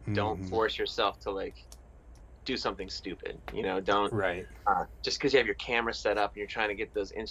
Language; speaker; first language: English; native; English